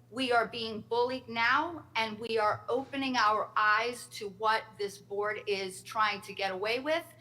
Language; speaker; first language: English; native; English